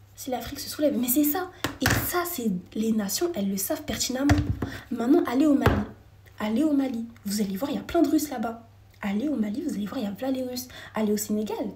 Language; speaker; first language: French; early bilingual, other home language; Wolof